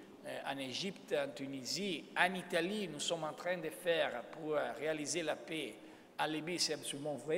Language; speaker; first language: French; non-native, fluent; Italian